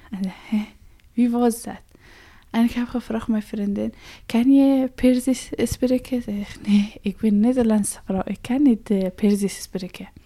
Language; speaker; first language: Dutch; non-native, learner; Persian